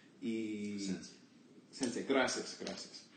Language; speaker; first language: Spanish; non-native, learner; English